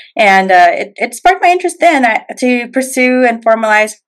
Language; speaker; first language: English; native; English